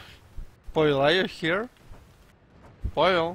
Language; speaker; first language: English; non-native, learner; Russian